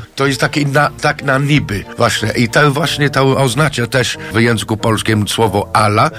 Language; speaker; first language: Polish; non-native, fluent; English